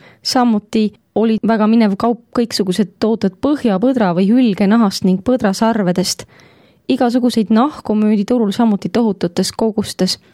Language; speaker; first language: Estonian; native; Estonian